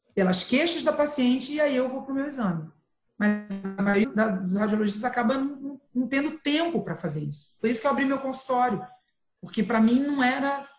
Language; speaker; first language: Portuguese; native; Portuguese